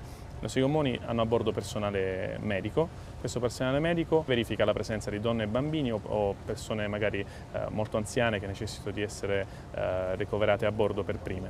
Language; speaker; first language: Italian; native; Italian